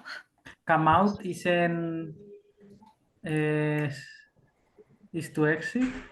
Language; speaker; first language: English; non-native, learner; Spanish